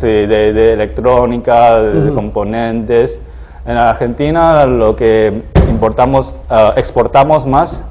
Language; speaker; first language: Spanish; non-native, fluent; Chinese